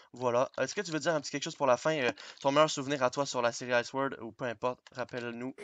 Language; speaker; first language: French; native; French